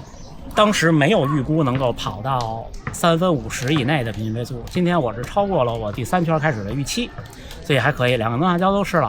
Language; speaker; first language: Chinese; native; Chinese